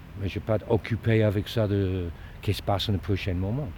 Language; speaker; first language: French; non-native, learner; English